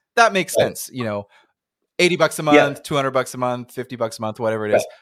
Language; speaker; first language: English; native; English